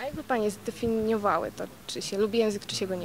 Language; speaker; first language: Polish; native; Polish